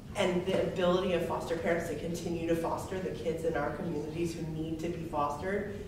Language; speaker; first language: English; native; English